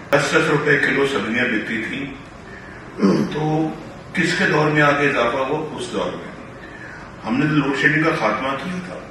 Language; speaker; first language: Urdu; non-native, local second language; Punjabi